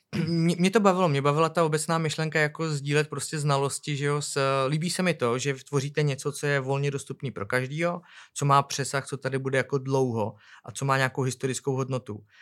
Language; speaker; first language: Czech; native; Czech